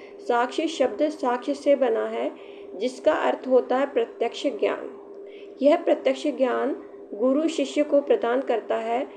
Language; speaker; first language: Hindi; native; Hindi